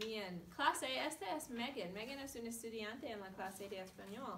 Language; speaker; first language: Spanish; non-native, fluent; English